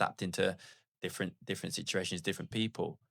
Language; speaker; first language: English; native; English